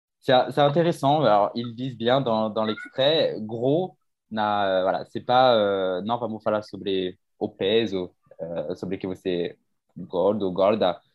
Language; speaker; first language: French; native; French